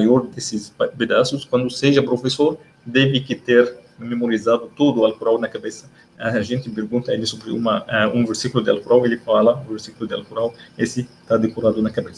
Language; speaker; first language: Portuguese; non-native, learner; Arabic